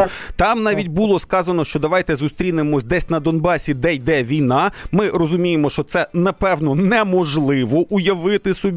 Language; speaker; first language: Ukrainian; native; Ukrainian